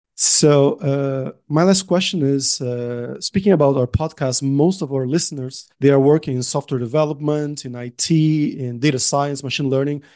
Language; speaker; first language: English; non-native, fluent; Portuguese